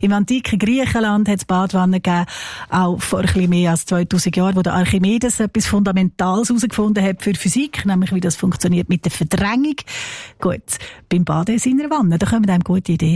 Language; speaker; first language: German; native; German